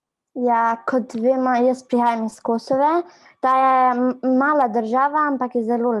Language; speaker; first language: Slovenian; non-native, learner; Albanian